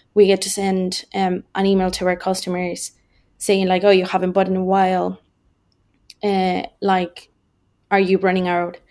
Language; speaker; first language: English; non-native, fluent; Spanish